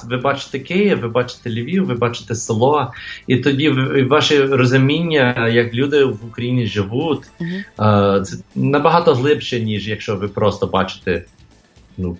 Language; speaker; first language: Ukrainian; early bilingual, heritage; English